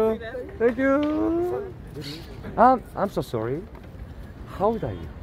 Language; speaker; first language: English; non-native, learner; Korean